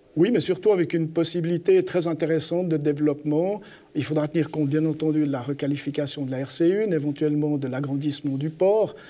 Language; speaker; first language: French; native; French